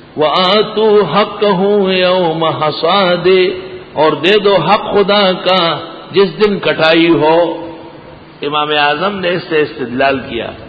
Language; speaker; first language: Urdu; non-native, local second language; Pashto